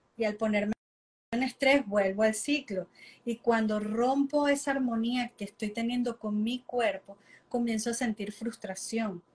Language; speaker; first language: Spanish; native; Spanish